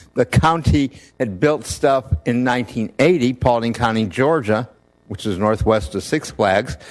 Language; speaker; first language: English; native; English